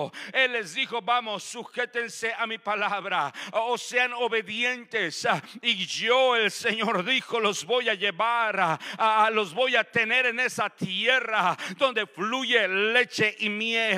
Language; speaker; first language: Spanish; native; Spanish